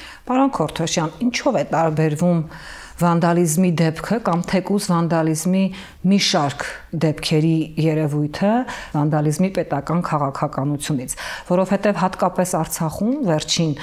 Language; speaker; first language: Armenian; native; Armenian